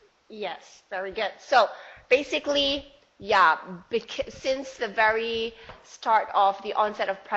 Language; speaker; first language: English; non-native, fluent; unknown